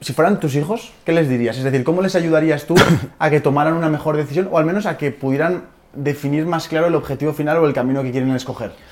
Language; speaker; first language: Spanish; native; Spanish